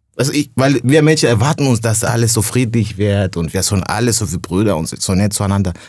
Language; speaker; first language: German; non-native, fluent; Rundi